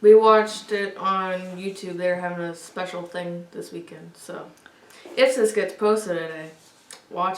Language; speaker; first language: English; native; English